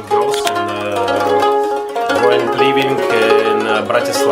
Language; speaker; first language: English; non-native, learner; Russian